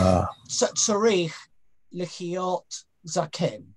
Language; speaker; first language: Hebrew; non-native, learner; English